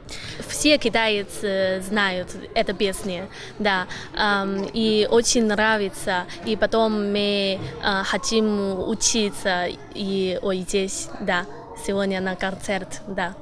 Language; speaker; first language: Russian; non-native, learner; Chinese